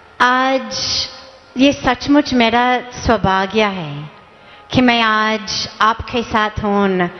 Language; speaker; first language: Hindi; non-native, fluent; English